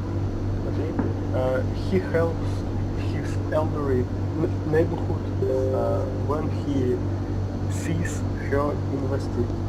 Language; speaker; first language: English; non-native, learner; Russian